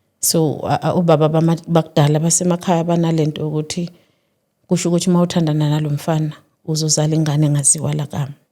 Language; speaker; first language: Zulu; native; Zulu